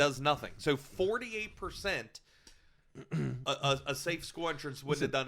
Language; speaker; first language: English; native; English